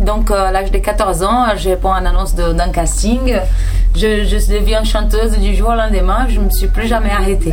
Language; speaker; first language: French; non-native, fluent; Portuguese